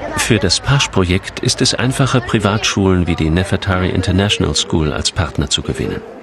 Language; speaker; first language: German; native; German